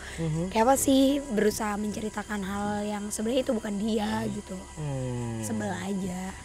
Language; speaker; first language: Indonesian; native; Indonesian